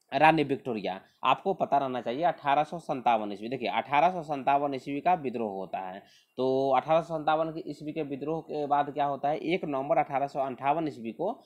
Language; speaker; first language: Hindi; native; Hindi